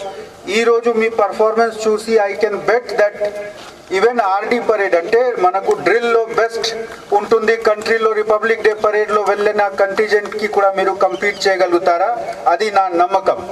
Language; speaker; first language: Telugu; non-native, fluent; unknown